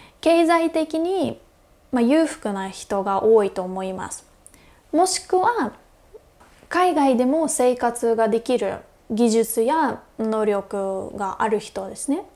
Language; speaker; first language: Japanese; non-native, fluent; Russian